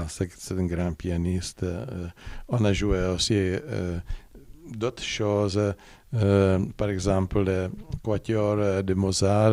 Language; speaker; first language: French; non-native, learner; Czech